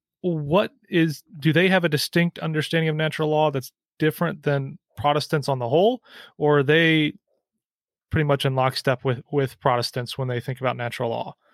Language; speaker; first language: English; native; English